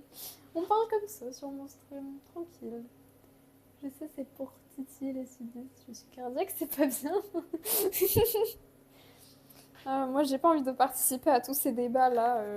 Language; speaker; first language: French; native; French